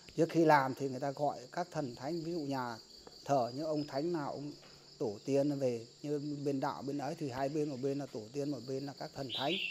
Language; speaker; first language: Vietnamese; non-native, local second language; Iu Mien